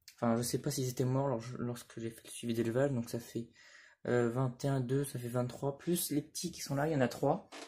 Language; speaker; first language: French; native; French